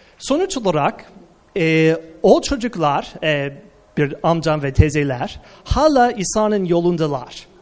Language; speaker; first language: Turkish; non-native, fluent; English